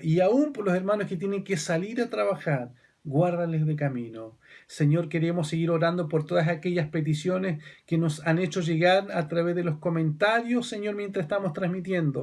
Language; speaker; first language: Spanish; native; Spanish